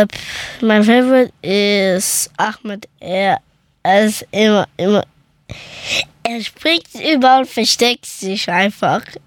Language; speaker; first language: German; early bilingual, other home language; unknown